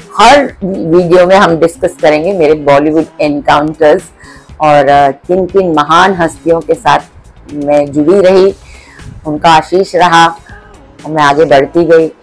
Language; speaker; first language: Hindi; non-native, local second language; Marathi